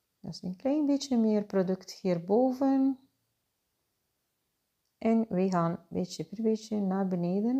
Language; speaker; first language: Dutch; non-native, fluent; Spanish